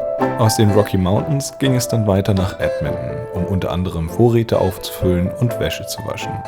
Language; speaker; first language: German; native; German